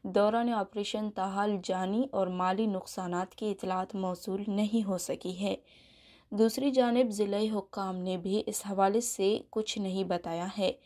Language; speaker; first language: Urdu; non-native, local second language; Baluchi